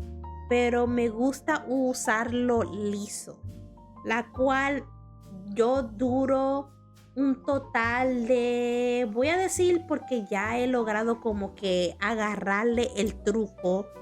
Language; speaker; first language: Spanish; early bilingual, heritage; Spanish